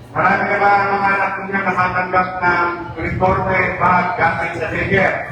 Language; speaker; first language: Filipino; native; Filipino